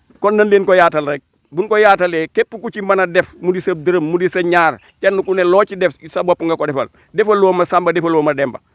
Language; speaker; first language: Wolof; native; Wolof